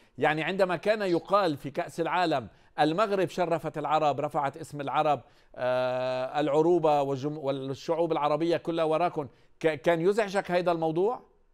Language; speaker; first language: Arabic; native; Arabic